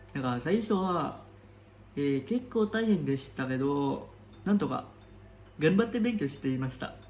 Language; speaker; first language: Japanese; non-native, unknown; Indonesian